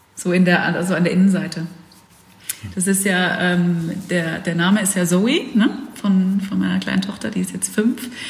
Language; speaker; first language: German; early bilingual, other home language; Dutch